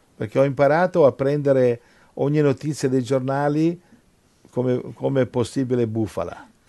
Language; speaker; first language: Italian; non-native, fluent; English